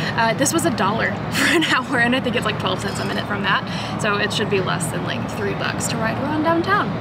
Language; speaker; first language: English; native; English